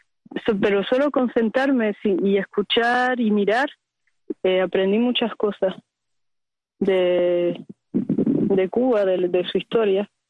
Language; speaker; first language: Spanish; early bilingual, heritage; Spanish